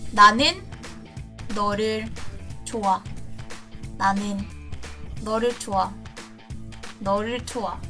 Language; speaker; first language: Korean; non-native, fluent; French